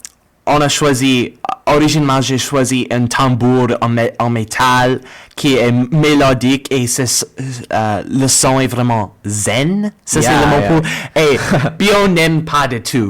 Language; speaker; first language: French; non-native, learner; English